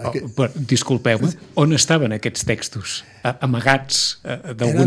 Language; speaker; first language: Catalan; native; Catalan